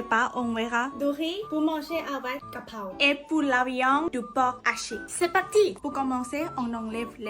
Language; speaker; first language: French; non-native, learner; Thai